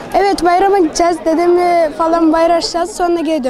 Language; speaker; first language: Turkish; non-native, learner; Arabic